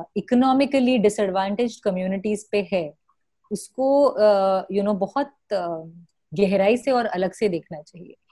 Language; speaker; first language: Hindi; non-native, local second language; Marathi